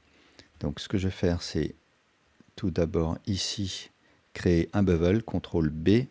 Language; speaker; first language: French; native; French